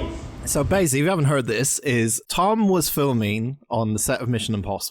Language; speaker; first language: English; native; English